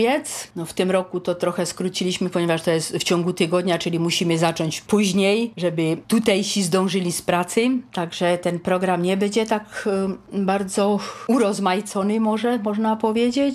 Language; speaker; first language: Polish; native; Polish